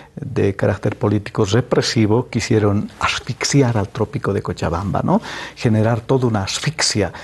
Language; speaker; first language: Spanish; native; Spanish